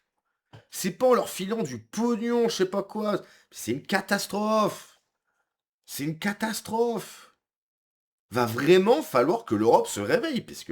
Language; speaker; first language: French; native; French